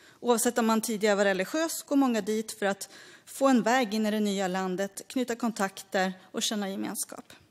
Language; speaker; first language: Swedish; early bilingual, other home language; Greek